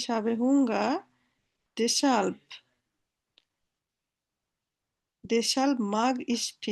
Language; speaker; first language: German; non-native, learner; Bangla